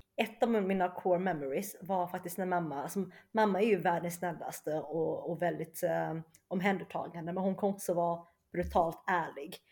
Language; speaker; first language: Swedish; early bilingual, other home language; Chinese